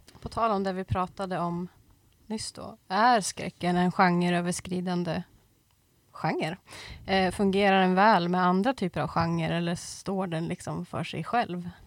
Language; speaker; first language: Swedish; native; Swedish